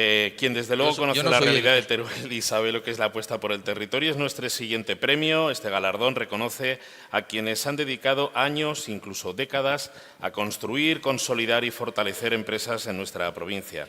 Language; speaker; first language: Spanish; native; Spanish